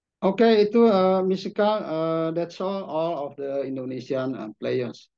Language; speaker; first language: English; non-native, learner; Indonesian